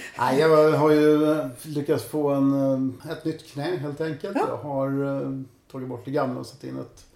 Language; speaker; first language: Swedish; native; Swedish